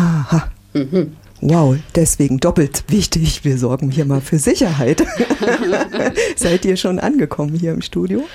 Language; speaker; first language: German; native; German